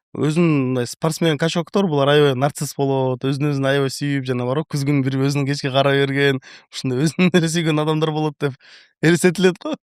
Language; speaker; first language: Kyrgyz; native; Kyrgyz